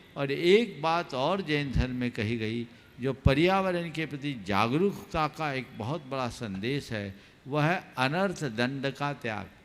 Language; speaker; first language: Hindi; native; Hindi